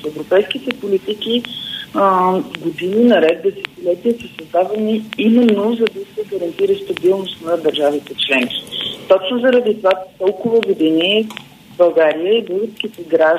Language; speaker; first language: Bulgarian; native; Bulgarian